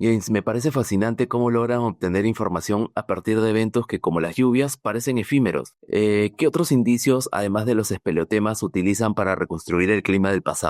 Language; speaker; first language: Spanish; native; Spanish